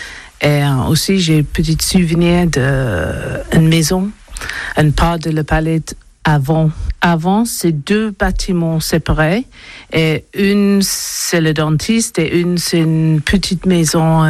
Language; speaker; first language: French; non-native, learner; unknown